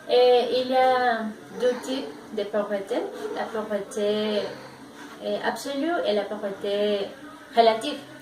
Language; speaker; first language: French; non-native, learner; Spanish